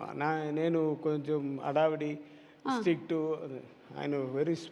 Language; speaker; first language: Telugu; non-native, learner; Tamil